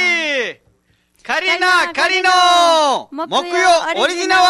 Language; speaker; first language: Japanese; non-native, fluent; Nepali